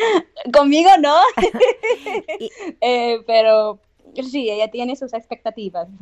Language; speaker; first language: Spanish; non-native, fluent; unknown